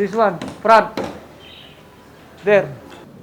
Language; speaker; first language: English; non-native, learner; Maranao